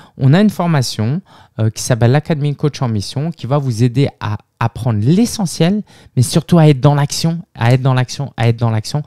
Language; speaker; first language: French; native; French